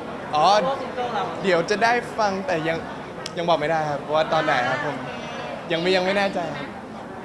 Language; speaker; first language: Thai; non-native, local second language; English